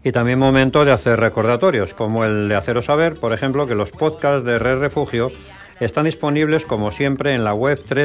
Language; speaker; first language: Spanish; native; Spanish